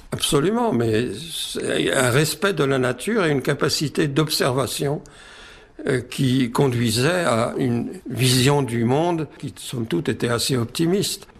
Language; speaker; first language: French; non-native, fluent; Czech